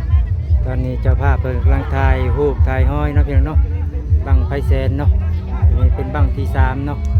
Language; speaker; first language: Thai; non-native, local second language; Lao